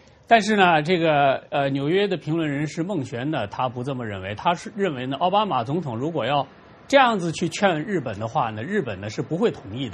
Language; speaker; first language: Chinese; native; Chinese